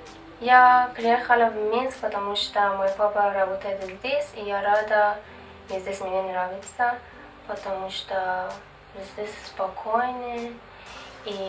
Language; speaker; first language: Russian; non-native, learner; Persian